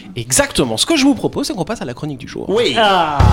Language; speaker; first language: French; native; French